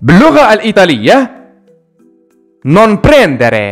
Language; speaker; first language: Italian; non-native, fluent; Arabic